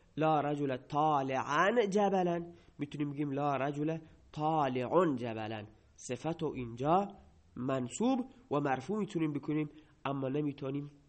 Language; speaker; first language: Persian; non-native, local second language; Baluchi